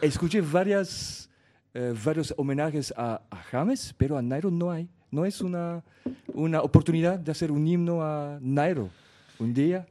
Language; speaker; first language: Spanish; non-native, fluent; French